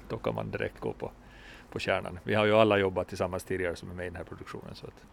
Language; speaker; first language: Swedish; native; Swedish